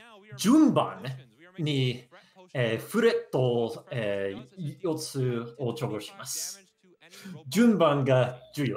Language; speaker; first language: Japanese; non-native, learner; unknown